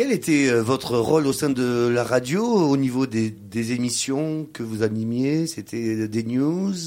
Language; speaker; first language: French; native; French